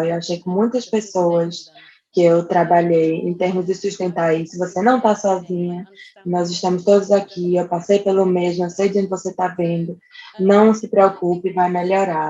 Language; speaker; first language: Portuguese; non-native, fluent; English